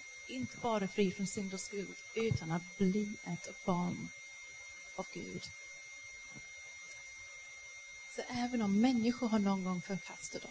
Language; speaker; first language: Swedish; non-native, fluent; English